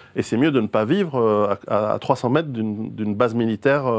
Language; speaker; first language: French; native; French